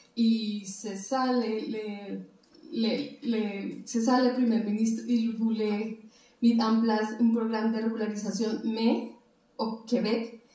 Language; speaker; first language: French; non-native, learner; Spanish